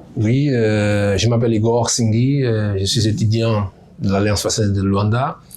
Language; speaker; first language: French; non-native, learner; Portuguese